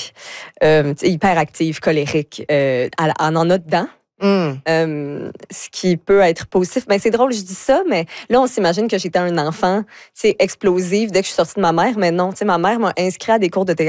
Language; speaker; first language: French; native; French